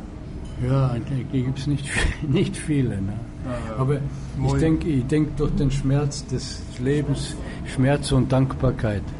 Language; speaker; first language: German; non-native, fluent; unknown